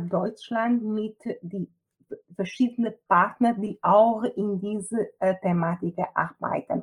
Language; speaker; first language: German; non-native, fluent; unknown